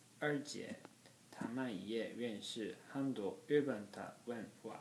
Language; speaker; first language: Chinese; non-native, learner; Japanese